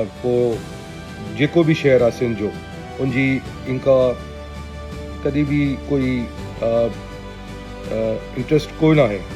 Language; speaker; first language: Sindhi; non-native, local second language; Urdu